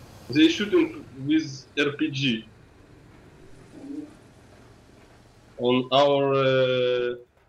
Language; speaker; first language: English; non-native, learner; Russian